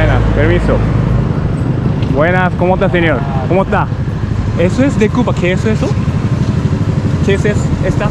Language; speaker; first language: Spanish; non-native, learner; Japanese